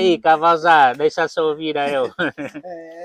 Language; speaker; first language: Portuguese; non-native, learner; Vietnamese